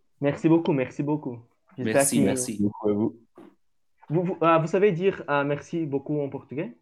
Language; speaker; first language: French; non-native, learner; Portuguese